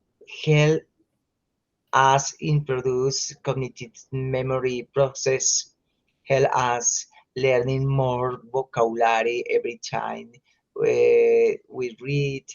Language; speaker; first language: English; non-native, learner; Spanish